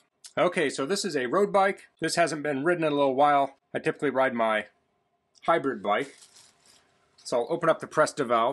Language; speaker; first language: English; native; English